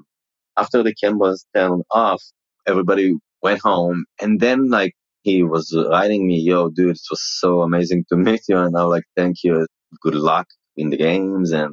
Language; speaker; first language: English; non-native, fluent; Hebrew